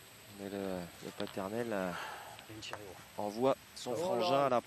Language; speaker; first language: French; native; French